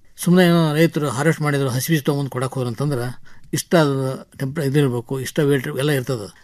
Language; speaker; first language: Kannada; native; Kannada